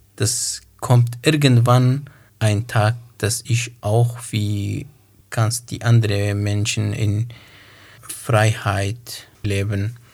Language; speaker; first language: German; non-native, learner; Kurdish